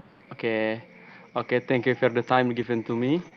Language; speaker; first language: English; non-native, learner; Indonesian